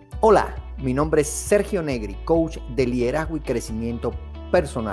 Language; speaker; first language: Spanish; native; Spanish